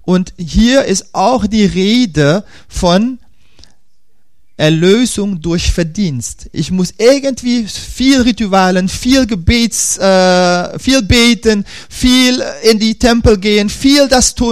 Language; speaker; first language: German; non-native, fluent; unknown